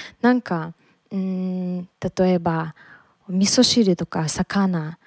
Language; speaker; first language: Japanese; non-native, learner; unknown